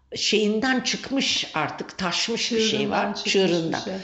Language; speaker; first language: Turkish; native; Turkish